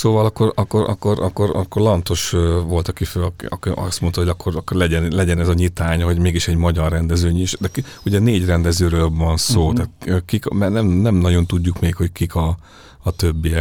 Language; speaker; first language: Hungarian; native; Hungarian